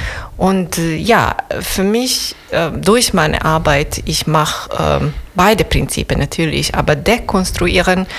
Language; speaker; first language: German; non-native, fluent; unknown